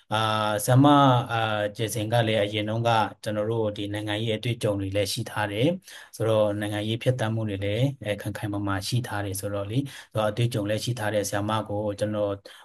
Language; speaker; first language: Burmese; non-native, local second language; Pa'o Karen